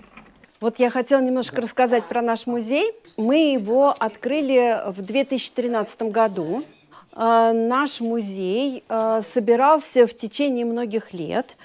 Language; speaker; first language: Russian; native; Russian